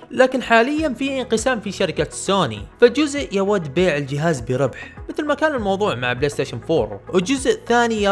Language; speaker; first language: Arabic; native; Arabic